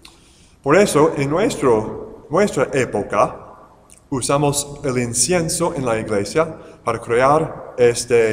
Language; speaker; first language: Spanish; non-native, fluent; English